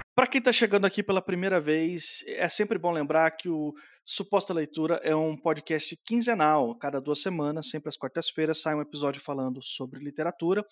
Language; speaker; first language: Portuguese; native; Portuguese